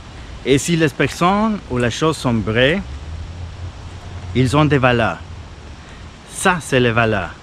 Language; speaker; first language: French; non-native, fluent; Spanish